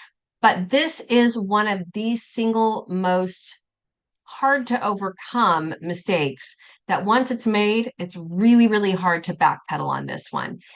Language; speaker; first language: English; native; English